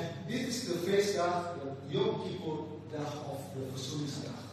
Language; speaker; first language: Dutch; non-native, fluent; Indonesian